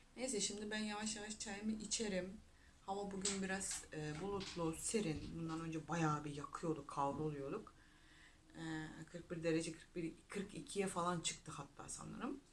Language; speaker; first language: Turkish; non-native, fluent; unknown